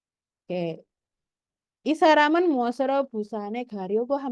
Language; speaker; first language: Korean; non-native, fluent; Indonesian